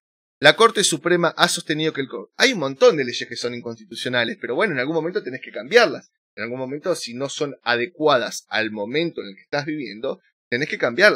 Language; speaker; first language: Spanish; native; Spanish